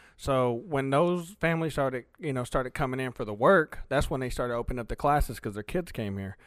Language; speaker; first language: English; early bilingual, other home language; Spanish